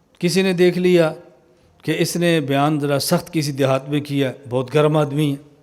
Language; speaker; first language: Urdu; non-native, local second language; Punjabi